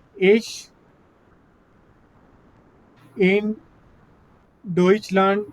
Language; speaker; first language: German; non-native, learner; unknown